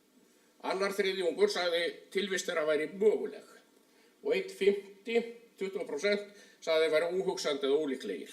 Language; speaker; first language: Icelandic; native; Icelandic